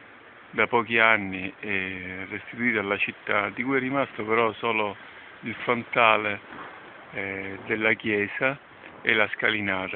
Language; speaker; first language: Italian; native; Italian